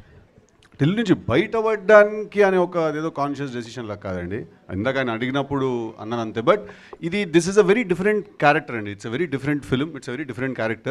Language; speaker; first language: Telugu; native; Telugu